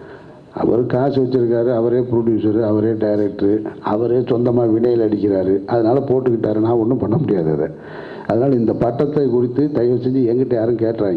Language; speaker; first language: Tamil; native; Tamil